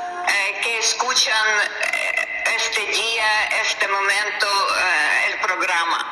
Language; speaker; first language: Spanish; non-native, learner; Russian